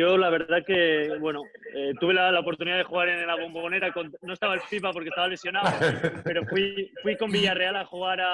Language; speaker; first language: Spanish; native; Spanish